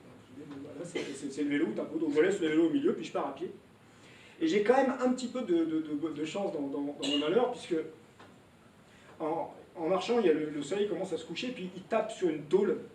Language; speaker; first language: French; native; French